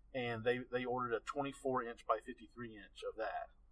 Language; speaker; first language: English; native; English